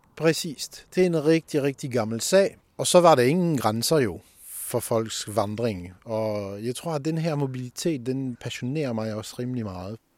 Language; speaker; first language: Danish; non-native, fluent; French